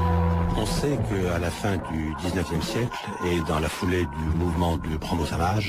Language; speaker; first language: French; native; French